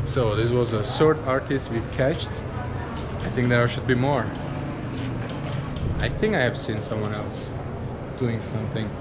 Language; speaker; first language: English; non-native, fluent; Azerbaijani